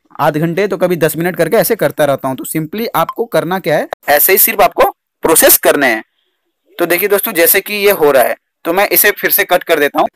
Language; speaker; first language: Hindi; native; Hindi